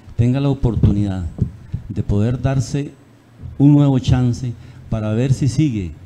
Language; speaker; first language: Spanish; native; Spanish